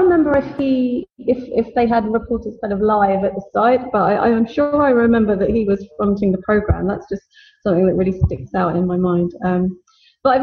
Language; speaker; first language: English; native; English